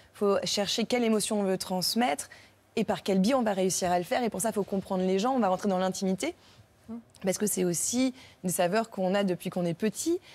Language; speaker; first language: French; native; French